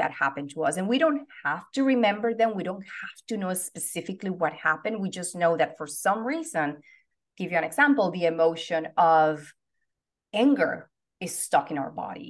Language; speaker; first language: English; non-native, fluent; Spanish